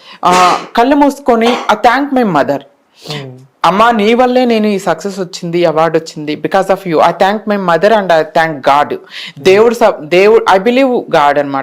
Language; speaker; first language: Telugu; native; Telugu